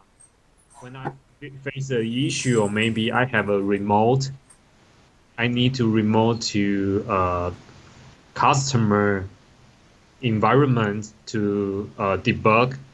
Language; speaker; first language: English; non-native, learner; Chinese